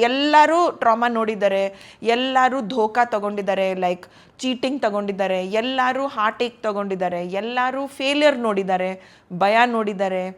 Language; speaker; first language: Kannada; non-native, local second language; Hindi